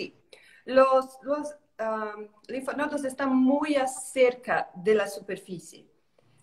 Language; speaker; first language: Spanish; non-native, learner; Portuguese